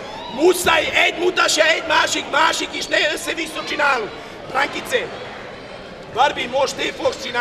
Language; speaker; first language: Hungarian; non-native, learner; Serbian